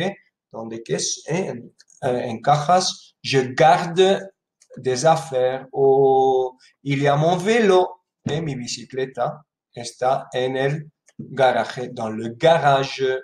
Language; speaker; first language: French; non-native, fluent; Spanish